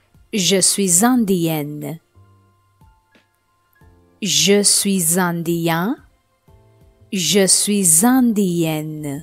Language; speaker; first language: French; non-native, fluent; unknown